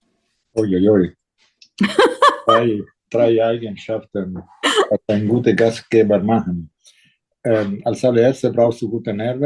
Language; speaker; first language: German; non-native, fluent; Italian